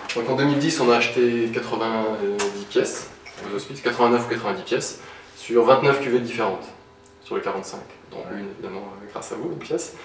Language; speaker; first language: French; native; French